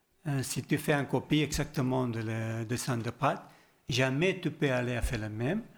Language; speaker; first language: French; non-native, learner; Spanish